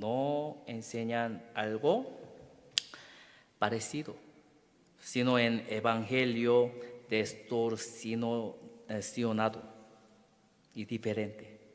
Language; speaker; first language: Spanish; non-native, learner; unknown